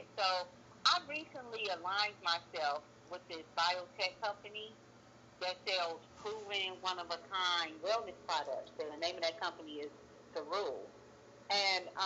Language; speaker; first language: English; native; English